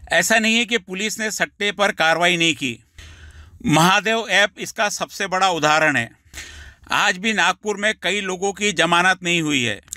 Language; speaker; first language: Hindi; non-native, local second language; Marathi